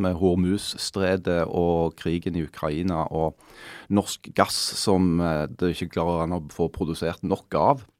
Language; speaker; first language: Norwegian; native; Norwegian